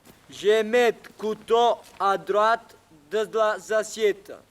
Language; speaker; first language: French; non-native, learner; Chinese